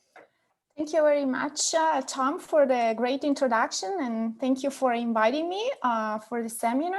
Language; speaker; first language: English; non-native, fluent; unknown